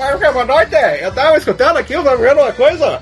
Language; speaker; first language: Portuguese; native; Portuguese